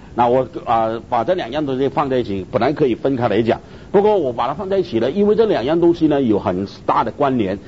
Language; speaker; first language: Chinese; native; Chinese